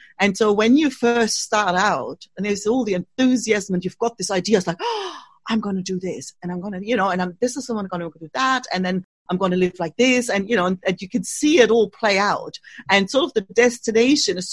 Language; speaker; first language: English; non-native, fluent; German